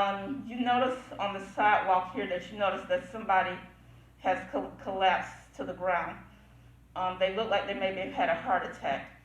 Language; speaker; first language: English; native; English